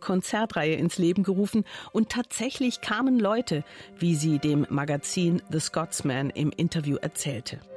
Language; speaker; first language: German; native; German